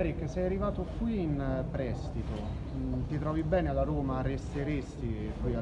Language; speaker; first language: Italian; native; Italian